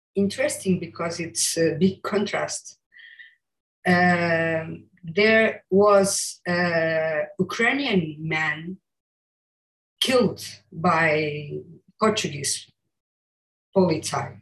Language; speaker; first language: English; non-native, learner; Portuguese